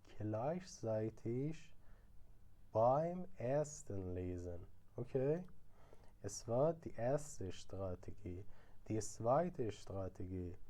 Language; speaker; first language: German; non-native, fluent; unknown